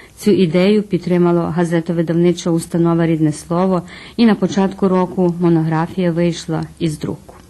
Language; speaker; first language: Ukrainian; early bilingual, heritage; Ukrainian